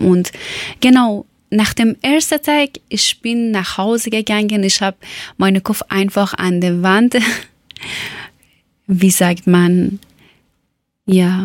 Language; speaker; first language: German; non-native, learner; Persian